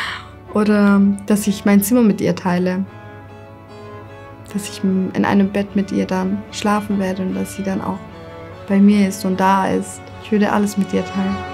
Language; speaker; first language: German; early bilingual, other home language; Kurdish